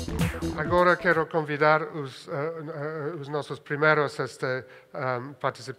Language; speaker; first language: Portuguese; non-native, fluent; Spanish